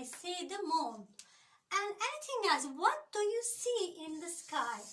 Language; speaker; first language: English; non-native, learner; Turkish